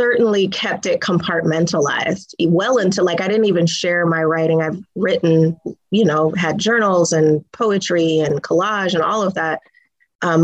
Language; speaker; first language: English; native; English